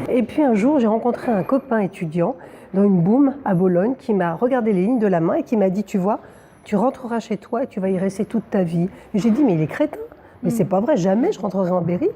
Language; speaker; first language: French; native; French